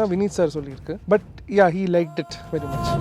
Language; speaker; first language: Tamil; non-native, learner; Malayalam